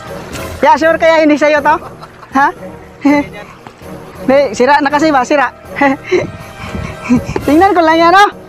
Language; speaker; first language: Filipino; non-native, local second language; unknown